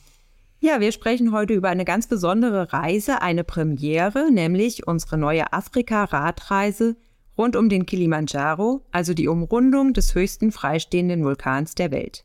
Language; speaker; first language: German; native; German